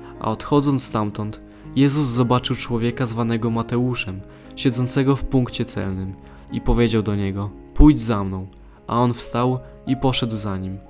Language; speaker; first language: Polish; native; Polish